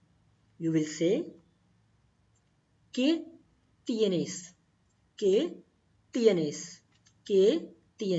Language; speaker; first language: Spanish; non-native, learner; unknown